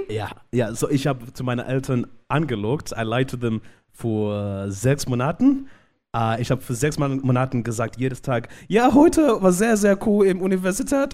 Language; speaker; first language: German; non-native, learner; Shona